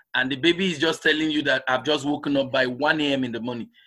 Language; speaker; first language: English; non-native, local second language; Igbo